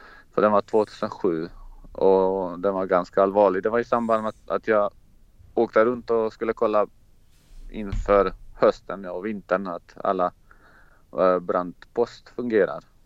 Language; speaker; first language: Swedish; non-native, fluent; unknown